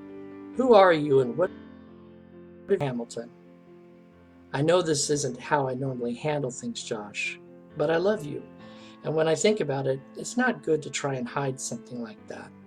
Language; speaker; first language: English; native; English